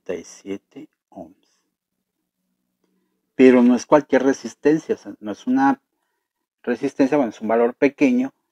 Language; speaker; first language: Spanish; native; Spanish